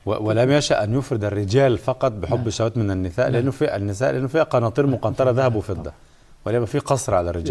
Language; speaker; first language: Arabic; native; Arabic